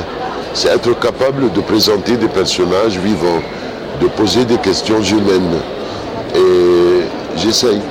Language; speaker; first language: French; non-native, fluent; Arabic